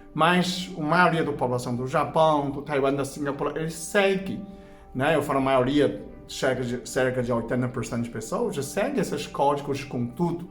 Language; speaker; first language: Portuguese; non-native, fluent; Chinese